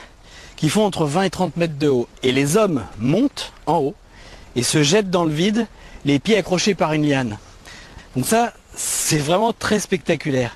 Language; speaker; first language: French; native; French